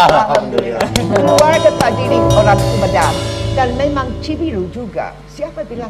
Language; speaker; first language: Indonesian; non-native, learner; English